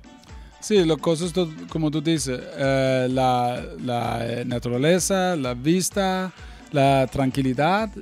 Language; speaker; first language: Spanish; non-native, learner; English